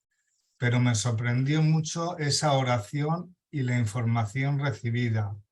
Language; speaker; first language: Spanish; native; Spanish